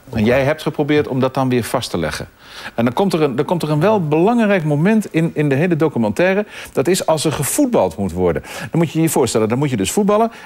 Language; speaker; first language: Dutch; native; Dutch